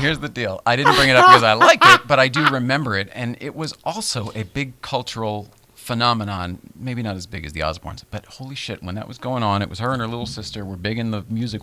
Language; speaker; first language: English; native; English